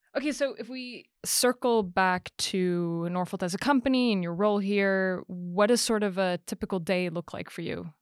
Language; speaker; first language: English; native; English